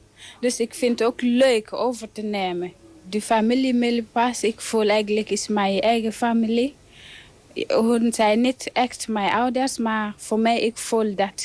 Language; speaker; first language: Dutch; non-native, learner; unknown